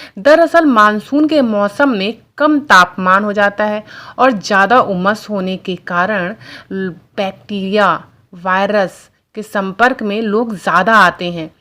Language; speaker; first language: Hindi; non-native, local second language; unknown